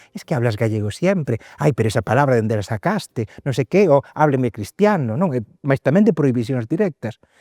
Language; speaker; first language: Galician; native; Galician